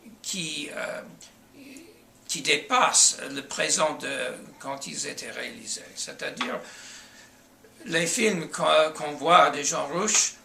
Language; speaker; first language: French; non-native, fluent; English